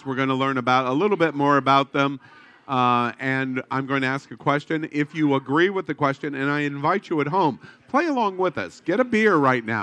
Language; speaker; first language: English; native; English